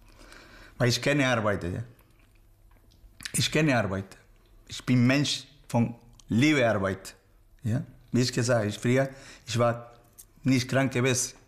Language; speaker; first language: German; non-native, learner; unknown